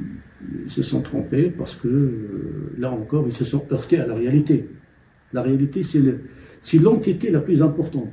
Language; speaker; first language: French; non-native, local second language; Tachelhit